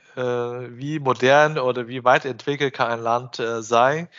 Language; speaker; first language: German; non-native, fluent; Chinese